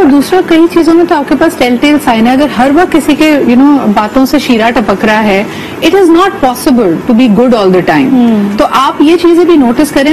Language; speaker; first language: Urdu; native; Urdu